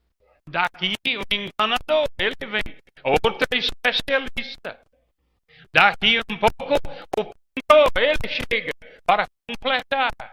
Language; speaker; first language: Portuguese; non-native, fluent; English